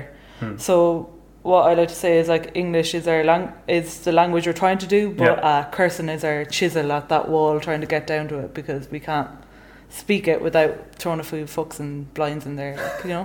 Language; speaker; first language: English; native; English